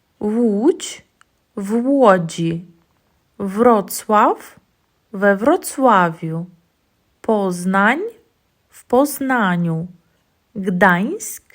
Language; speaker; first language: Polish; non-native, fluent; Ukrainian